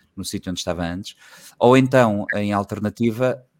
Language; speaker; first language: Portuguese; native; Portuguese